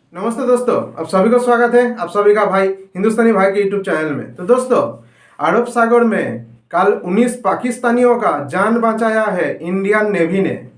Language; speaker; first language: Hindi; non-native, local second language; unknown